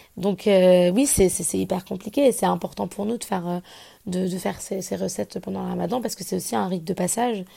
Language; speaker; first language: French; native; French